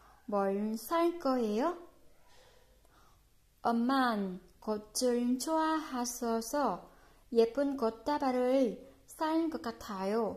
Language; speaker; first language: Korean; non-native, fluent; Vietnamese